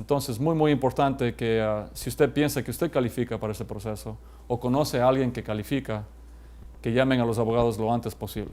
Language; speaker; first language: Spanish; non-native, fluent; English